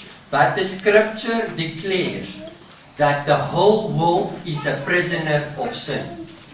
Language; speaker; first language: English; non-native, local second language; Afrikaans